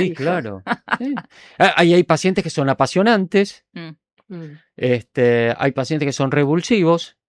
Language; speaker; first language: Spanish; native; Spanish